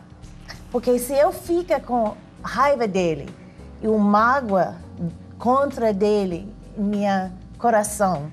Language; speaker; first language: Portuguese; non-native, fluent; English